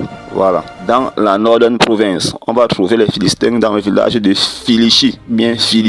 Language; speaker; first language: French; non-native, local second language; Kongo